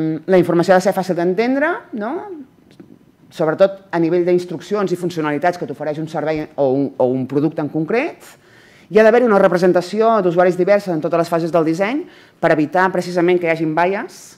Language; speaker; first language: Catalan; native; Catalan